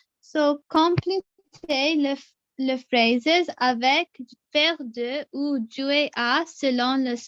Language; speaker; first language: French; non-native, fluent; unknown